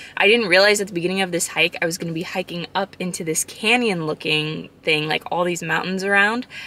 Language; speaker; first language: English; native; English